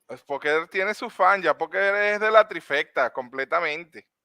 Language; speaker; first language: Spanish; native; Spanish